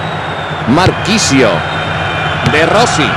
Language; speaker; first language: Spanish; native; Spanish